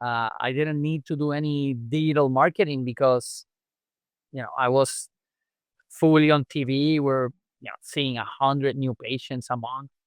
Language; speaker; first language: English; non-native, local second language; Spanish